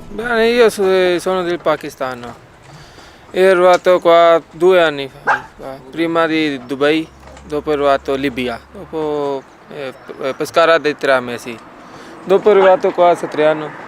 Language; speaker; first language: Italian; non-native, learner; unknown